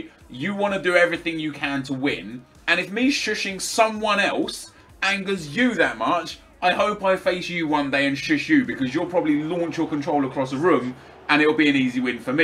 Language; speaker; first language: English; native; English